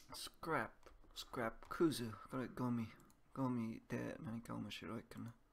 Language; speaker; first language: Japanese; non-native, learner; English